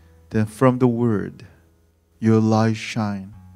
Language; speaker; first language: English; non-native, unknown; Korean